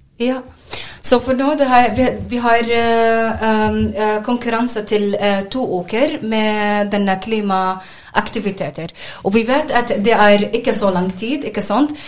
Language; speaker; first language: Norwegian; non-native, learner; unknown